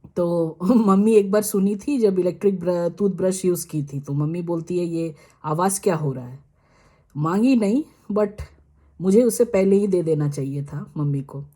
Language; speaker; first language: Hindi; native; Hindi